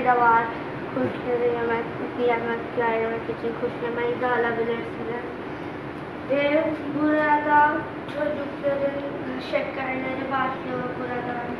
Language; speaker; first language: Turkish; non-native, learner; Urdu